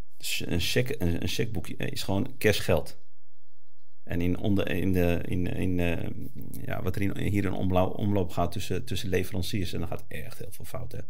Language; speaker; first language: Dutch; early bilingual, other home language; Arabic